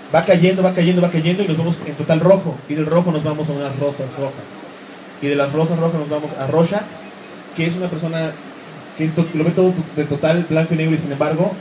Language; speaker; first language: Spanish; native; Spanish